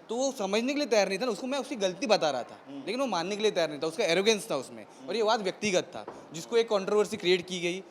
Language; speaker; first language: Hindi; native; Hindi